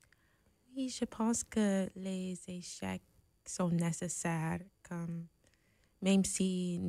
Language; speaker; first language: French; non-native, fluent; English